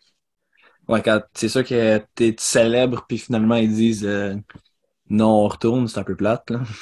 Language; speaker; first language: French; native; French